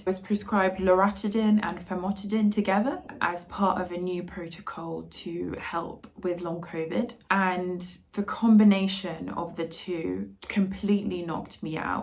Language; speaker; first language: English; native; English